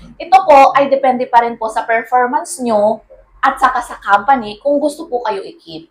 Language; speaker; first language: Filipino; native; Filipino